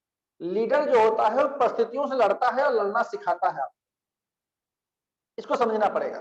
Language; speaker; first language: Hindi; native; Hindi